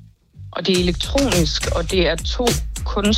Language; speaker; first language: Danish; native; Danish